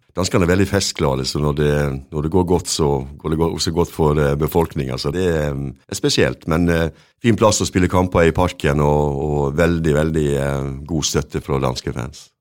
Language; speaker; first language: Norwegian; native; Norwegian